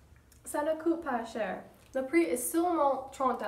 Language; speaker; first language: French; non-native, learner; English